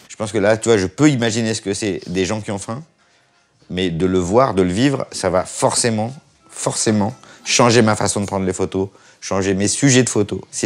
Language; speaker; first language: French; native; French